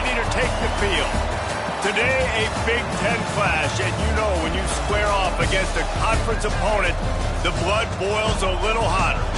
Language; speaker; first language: English; native; English